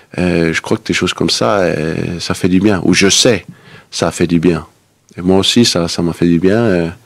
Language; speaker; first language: French; non-native, fluent; Danish